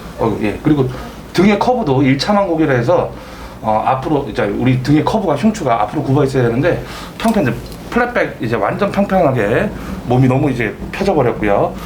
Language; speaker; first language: Korean; native; Korean